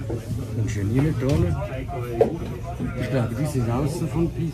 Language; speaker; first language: German; non-native, learner; Dutch